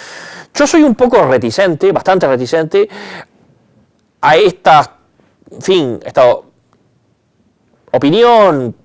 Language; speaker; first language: Spanish; native; Spanish